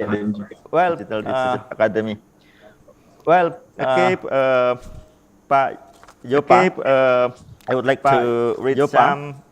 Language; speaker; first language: English; non-native, learner; Indonesian